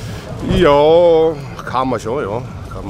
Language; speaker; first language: German; native; German